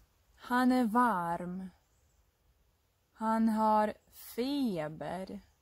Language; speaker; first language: Swedish; non-native, fluent; Russian